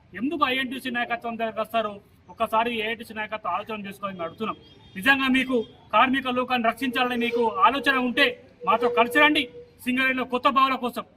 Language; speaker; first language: Telugu; native; Telugu